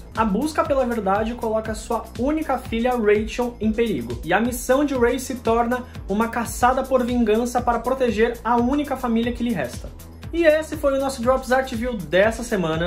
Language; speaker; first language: Portuguese; native; Portuguese